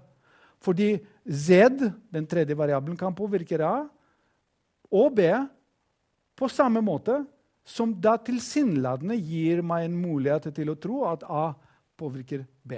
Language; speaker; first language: Norwegian; non-native, fluent; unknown